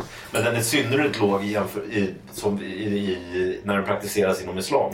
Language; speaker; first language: Swedish; native; Swedish